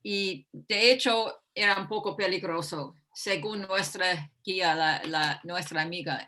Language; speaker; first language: Spanish; non-native, fluent; English